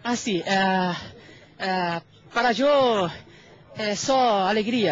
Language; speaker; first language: Spanish; non-native, learner; Portuguese